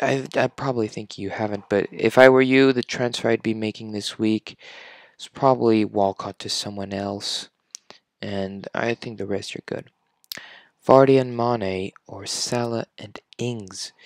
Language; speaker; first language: English; non-native, fluent; French